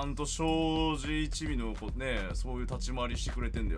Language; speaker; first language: Japanese; native; Japanese